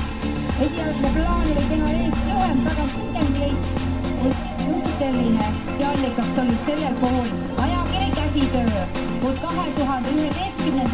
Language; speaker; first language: Estonian; native; Estonian